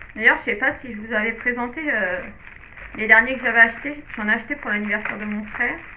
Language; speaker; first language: French; native; French